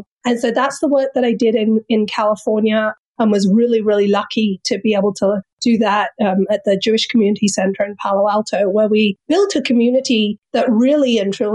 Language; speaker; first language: English; native; English